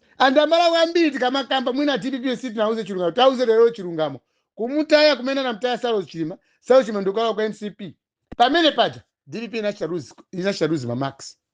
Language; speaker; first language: Nyanja; non-native, local second language; Tumbuka